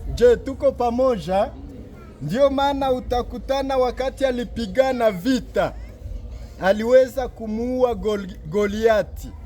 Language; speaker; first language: Swahili; native; Swahili